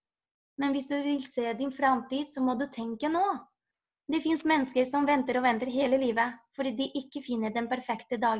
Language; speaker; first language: Norwegian; non-native, fluent; Spanish